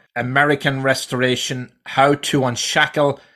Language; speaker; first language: English; native; English